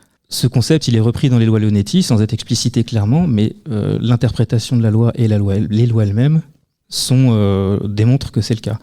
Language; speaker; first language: French; native; French